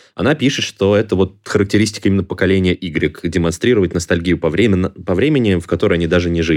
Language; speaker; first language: Russian; native; Russian